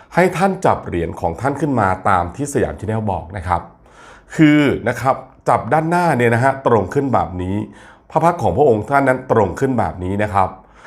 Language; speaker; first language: Thai; native; Thai